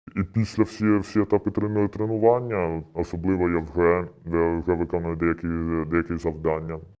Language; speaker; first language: Ukrainian; early bilingual, heritage; Ukrainian